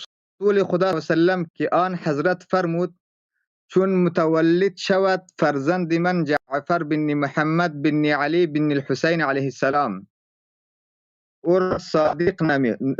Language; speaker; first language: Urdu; non-native, fluent; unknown